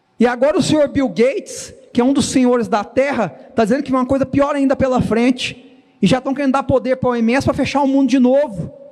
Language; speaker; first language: Portuguese; native; Portuguese